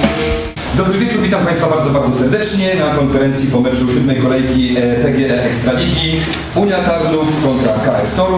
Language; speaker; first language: Polish; native; Polish